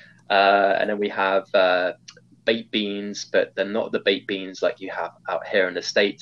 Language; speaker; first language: English; native; English